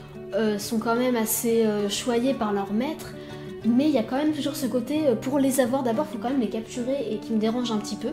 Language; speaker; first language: French; native; French